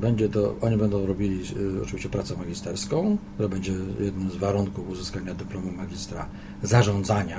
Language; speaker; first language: Polish; native; Polish